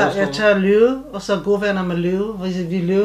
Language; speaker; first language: Danish; non-native, learner; Turkish